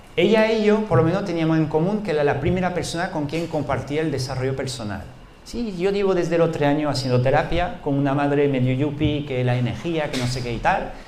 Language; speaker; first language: Spanish; non-native, fluent; French